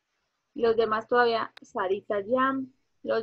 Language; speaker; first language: Spanish; native; Spanish